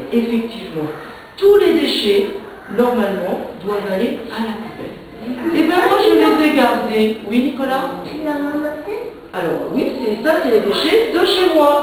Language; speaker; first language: French; native; French